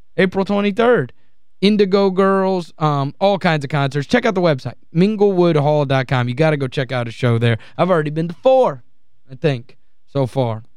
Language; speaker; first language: English; native; English